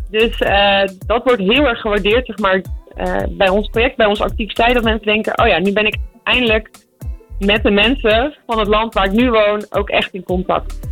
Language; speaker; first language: Dutch; native; Dutch